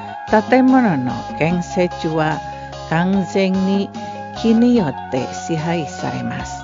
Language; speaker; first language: Japanese; non-native, learner; Indonesian